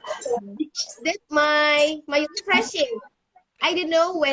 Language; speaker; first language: English; non-native, learner; Indonesian